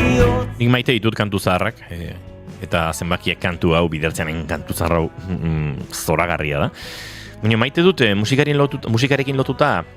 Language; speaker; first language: Basque; native; Basque